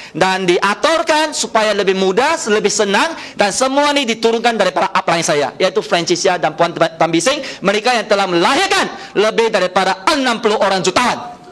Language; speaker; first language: Malay; non-native, local second language; Chinese